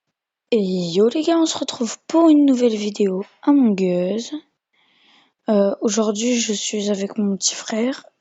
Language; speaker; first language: French; native; French